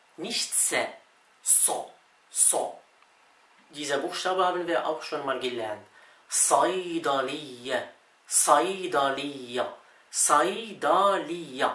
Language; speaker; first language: German; non-native, fluent; Arabic